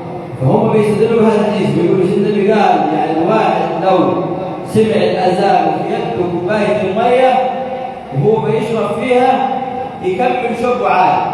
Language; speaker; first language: Arabic; native; Arabic